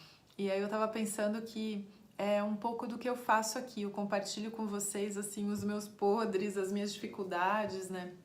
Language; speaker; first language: Portuguese; native; Portuguese